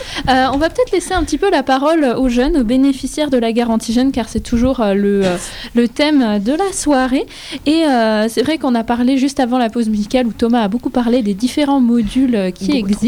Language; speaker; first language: French; native; French